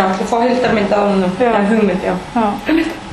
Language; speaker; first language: Icelandic; native; Icelandic